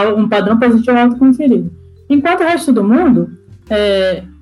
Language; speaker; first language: Portuguese; native; Portuguese